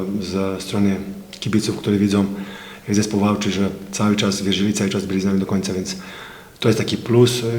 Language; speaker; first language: Polish; non-native, fluent; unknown